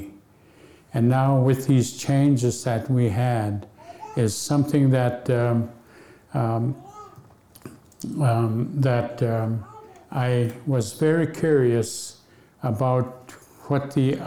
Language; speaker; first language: English; early bilingual, other home language; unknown